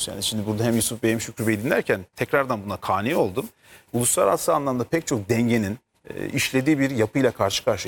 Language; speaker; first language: Turkish; native; Turkish